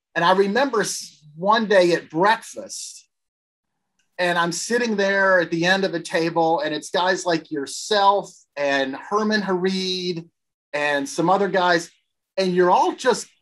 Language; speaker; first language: English; native; English